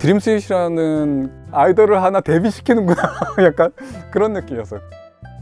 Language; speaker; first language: Korean; native; Korean